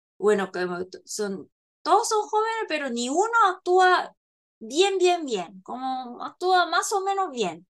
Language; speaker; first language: Spanish; non-native, fluent; Korean